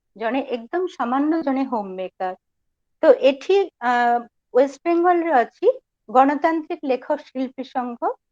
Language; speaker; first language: Odia; non-native, local second language; Bangla